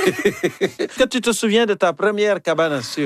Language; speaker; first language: French; native; French